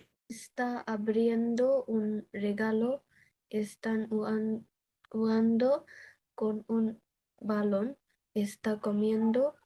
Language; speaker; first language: Spanish; non-native, learner; Bangla